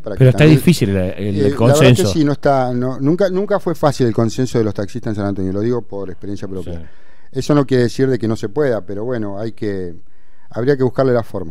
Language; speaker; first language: Spanish; native; Spanish